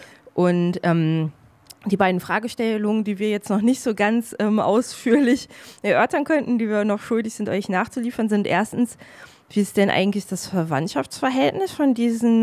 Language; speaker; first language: German; native; German